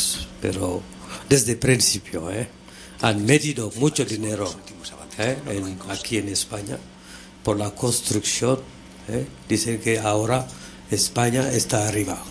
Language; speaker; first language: Spanish; non-native, fluent; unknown